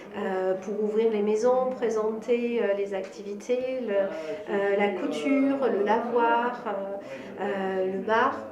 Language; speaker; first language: French; native; French